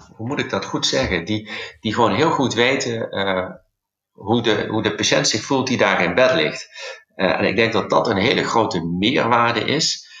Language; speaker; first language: Dutch; non-native, local second language; Limburgish